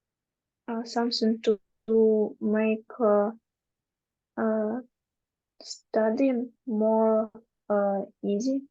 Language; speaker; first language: English; non-native, learner; Russian